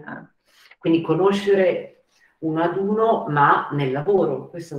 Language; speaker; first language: Italian; native; Italian